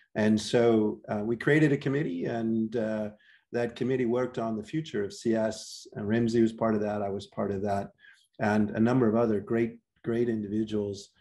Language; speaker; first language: English; native; English